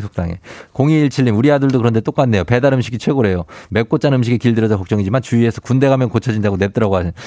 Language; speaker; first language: Korean; native; Korean